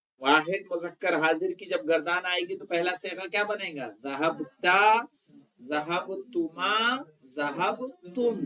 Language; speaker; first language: Urdu; native; Urdu